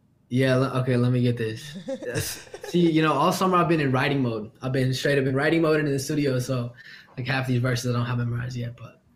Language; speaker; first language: English; native; English